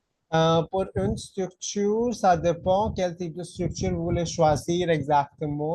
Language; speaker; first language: French; non-native, fluent; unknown